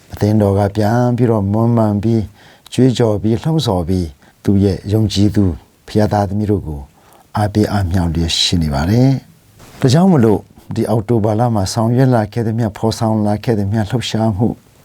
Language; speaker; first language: Burmese; non-native, local second language; Hakha Chin